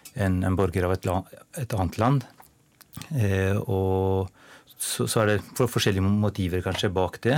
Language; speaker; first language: Norwegian; non-native, fluent; Albanian